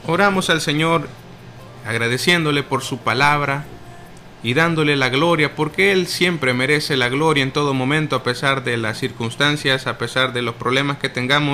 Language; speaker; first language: Spanish; native; Spanish